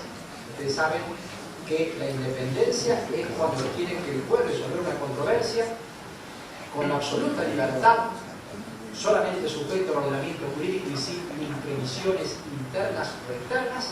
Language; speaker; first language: Spanish; native; Spanish